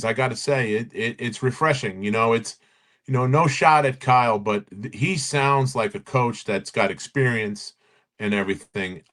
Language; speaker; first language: English; native; English